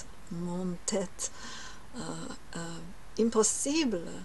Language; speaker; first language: French; non-native, learner; English